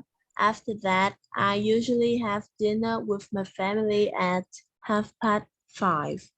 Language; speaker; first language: English; non-native, learner; Vietnamese